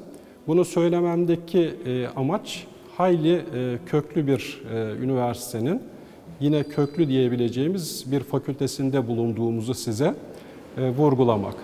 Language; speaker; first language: Turkish; native; Turkish